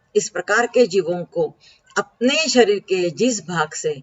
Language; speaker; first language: Hindi; non-native, local second language; Marathi